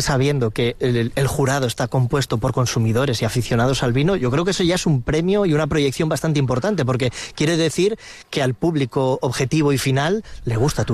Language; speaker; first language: Spanish; native; Spanish